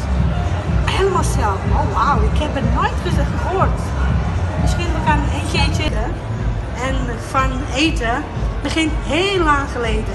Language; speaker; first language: Dutch; non-native, learner; Italian